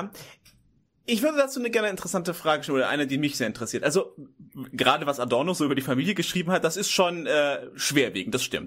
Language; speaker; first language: German; native; German